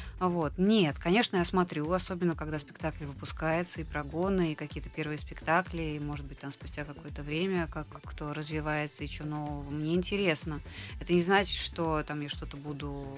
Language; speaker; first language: Russian; native; Russian